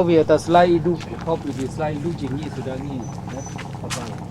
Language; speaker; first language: Russian; non-native, learner; Burmese